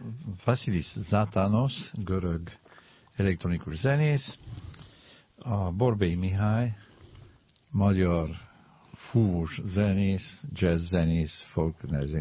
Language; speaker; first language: Hungarian; non-native, learner; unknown